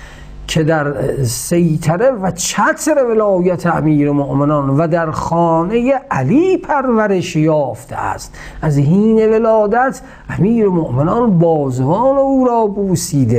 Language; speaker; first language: Persian; native; Persian